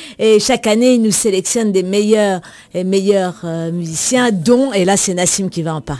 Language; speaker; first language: French; native; French